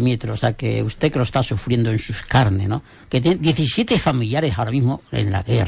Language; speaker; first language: Spanish; native; Spanish